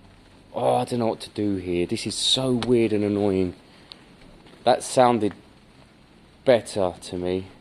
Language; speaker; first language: English; native; English